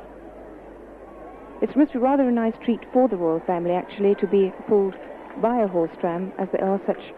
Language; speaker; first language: English; native; English